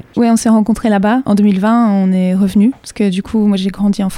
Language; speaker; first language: French; native; French